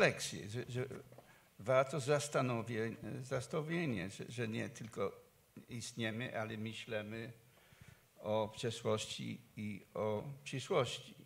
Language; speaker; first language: Polish; non-native, fluent; English